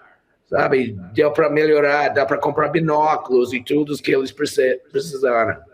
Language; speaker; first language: Portuguese; non-native, fluent; English